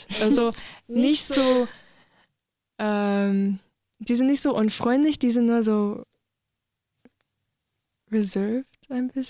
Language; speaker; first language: German; non-native, learner; English